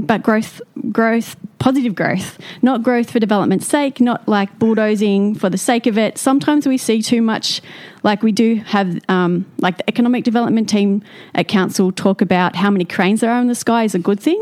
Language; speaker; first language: English; native; English